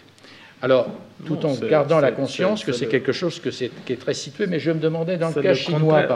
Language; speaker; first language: French; native; French